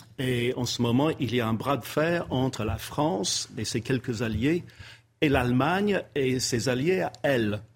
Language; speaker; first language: French; non-native, fluent; English